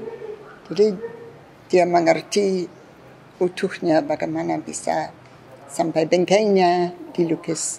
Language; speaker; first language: Indonesian; non-native, fluent; English